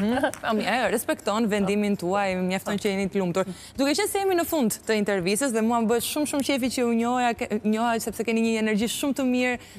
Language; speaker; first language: Albanian; native; Albanian